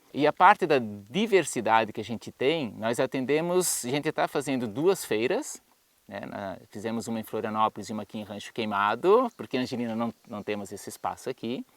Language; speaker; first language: Portuguese; native; Portuguese